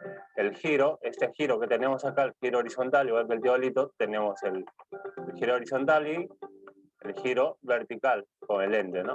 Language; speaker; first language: Spanish; native; Spanish